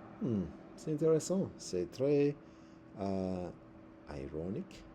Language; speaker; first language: French; non-native, learner; English